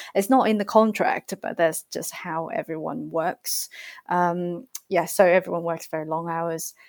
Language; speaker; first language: English; non-native, fluent; Chinese